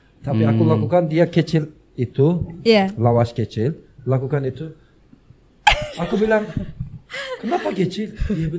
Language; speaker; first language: Indonesian; non-native, learner; Turkish